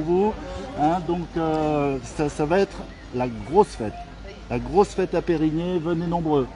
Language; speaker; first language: French; native; French